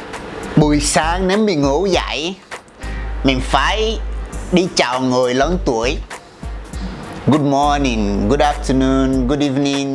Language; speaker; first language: Vietnamese; non-native, fluent; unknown